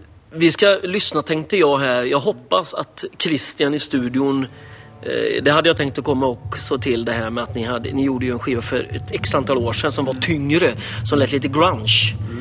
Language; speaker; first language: Swedish; native; Swedish